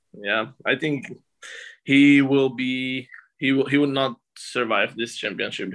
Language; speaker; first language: English; non-native, fluent; Slovak